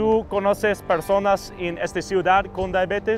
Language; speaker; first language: Spanish; non-native, learner; English